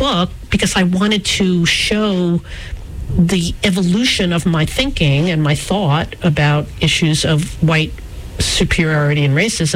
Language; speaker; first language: English; native; English